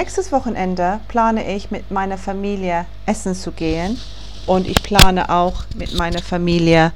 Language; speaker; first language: German; non-native, learner; English